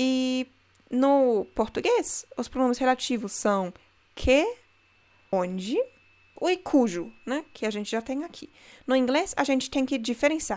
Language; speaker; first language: Portuguese; non-native, fluent; German